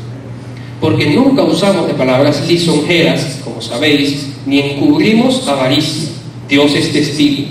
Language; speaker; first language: Spanish; native; Spanish